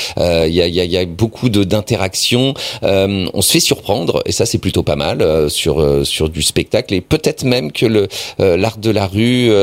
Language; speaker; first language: French; native; French